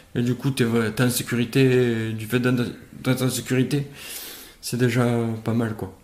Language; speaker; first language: French; native; French